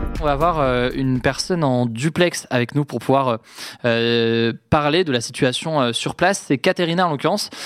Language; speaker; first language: French; native; French